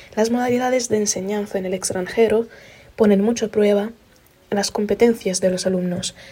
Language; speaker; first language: Spanish; non-native, fluent; Italian